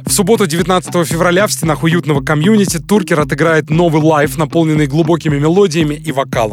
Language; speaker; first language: Russian; native; Russian